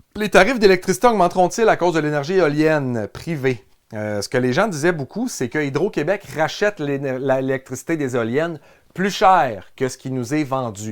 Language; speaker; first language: French; native; French